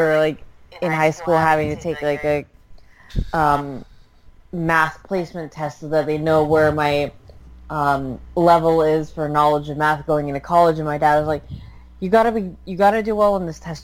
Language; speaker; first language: English; early bilingual, other home language; Filipino